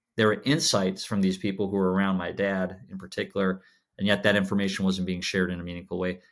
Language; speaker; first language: English; native; English